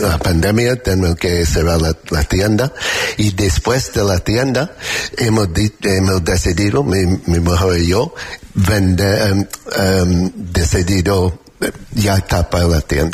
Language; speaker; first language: Spanish; non-native, learner; English